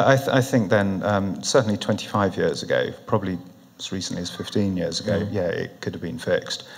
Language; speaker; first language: English; native; English